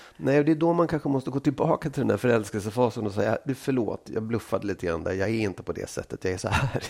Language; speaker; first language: Swedish; native; Swedish